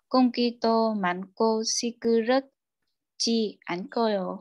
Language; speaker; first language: Korean; non-native, learner; Vietnamese